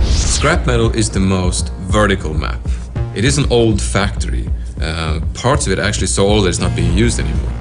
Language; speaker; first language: English; non-native, fluent; Swedish